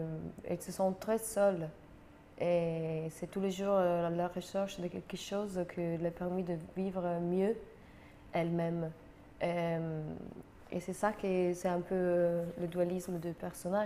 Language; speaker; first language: French; non-native, fluent; Italian